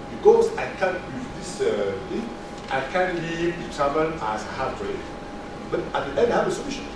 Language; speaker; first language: English; non-native, learner; French